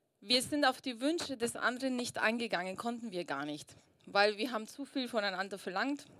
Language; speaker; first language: German; early bilingual, other home language; Italian